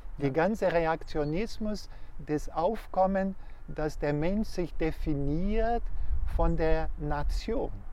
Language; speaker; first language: German; non-native, fluent; Portuguese